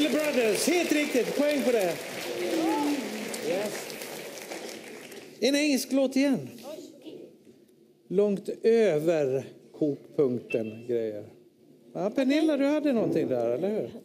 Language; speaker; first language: Swedish; native; Swedish